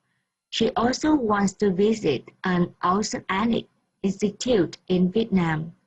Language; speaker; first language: English; non-native, fluent; Vietnamese